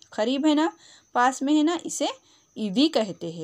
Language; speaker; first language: Hindi; non-native, local second language; Telugu